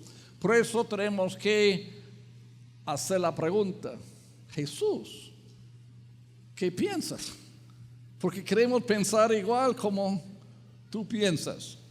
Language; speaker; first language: Spanish; non-native, fluent; English